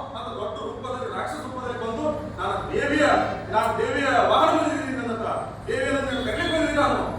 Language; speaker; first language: Kannada; non-native, local second language; Lambadi